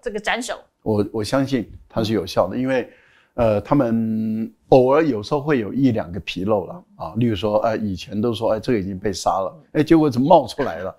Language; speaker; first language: Chinese; native; Chinese